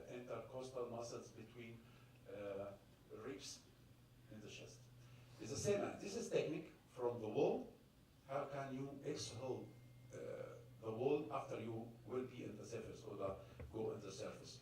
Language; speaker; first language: English; non-native, fluent; Arabic